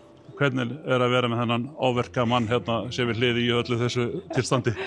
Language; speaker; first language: Icelandic; native; Icelandic